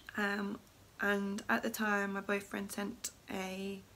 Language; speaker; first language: English; native; English